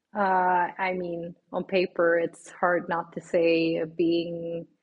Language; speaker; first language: English; non-native, fluent; Swedish